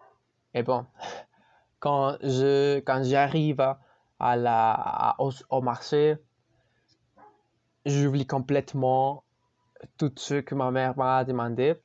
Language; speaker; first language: French; non-native, learner; Spanish